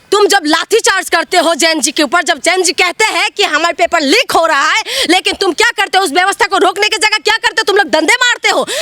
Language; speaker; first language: Hindi; non-native, local second language; Assamese